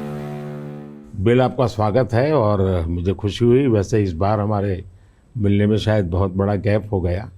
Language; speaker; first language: Hindi; native; Hindi